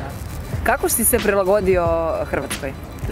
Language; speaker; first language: Croatian; native; Croatian